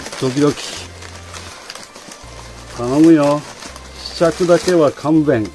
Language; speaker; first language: Japanese; native; Japanese